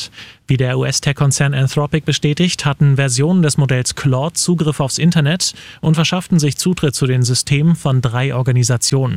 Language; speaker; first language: German; native; German